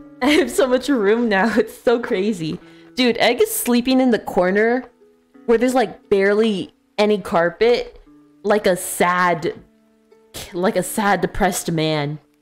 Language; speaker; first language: English; early bilingual, other home language; Spanish